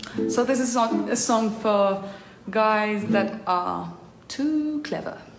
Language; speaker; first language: English; early bilingual, heritage; English